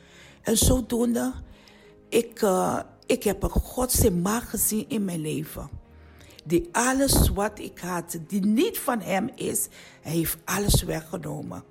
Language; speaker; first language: Dutch; non-native, learner; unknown